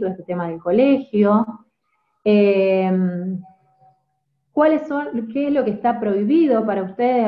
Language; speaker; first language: Spanish; native; Spanish